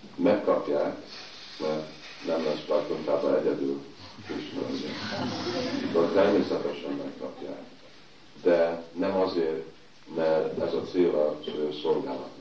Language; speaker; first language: Hungarian; early bilingual, heritage; Hungarian